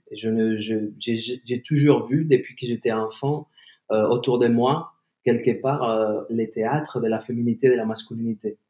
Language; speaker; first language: French; non-native, fluent; Spanish